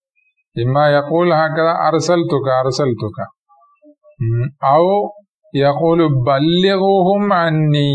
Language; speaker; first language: Arabic; non-native, fluent; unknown